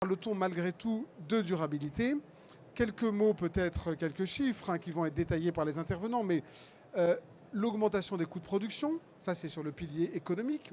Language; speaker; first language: French; native; French